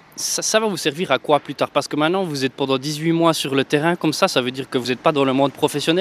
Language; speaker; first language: French; native; French